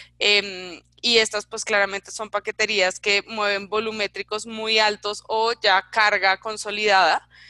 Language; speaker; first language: Spanish; native; Spanish